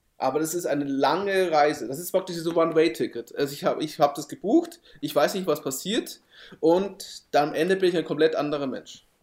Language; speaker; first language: German; native; German